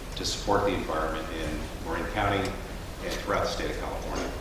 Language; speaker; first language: English; native; English